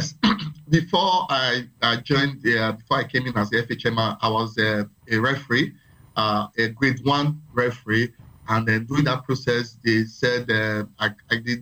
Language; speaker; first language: English; non-native, local second language; Bini